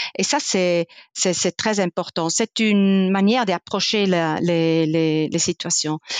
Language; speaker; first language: French; non-native, fluent; Italian